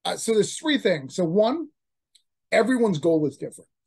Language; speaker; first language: English; native; English